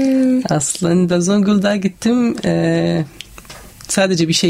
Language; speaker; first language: Turkish; non-native, learner; Arabic